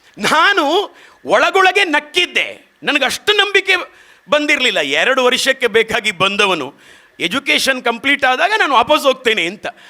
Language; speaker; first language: Kannada; native; Kannada